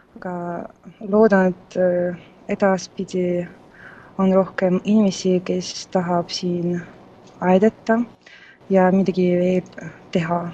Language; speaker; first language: Estonian; non-native, local second language; Russian